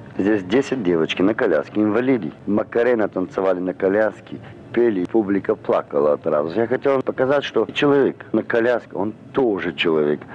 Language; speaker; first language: Russian; non-native, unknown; Armenian